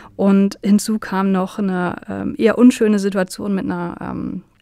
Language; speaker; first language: German; native; German